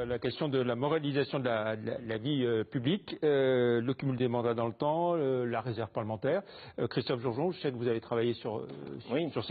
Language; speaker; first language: French; native; French